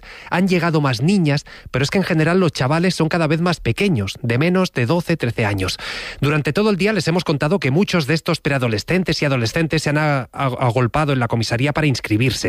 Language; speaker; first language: Spanish; native; Spanish